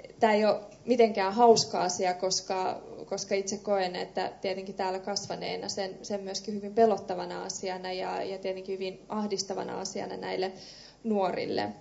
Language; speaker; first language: Finnish; early bilingual, other home language; Persian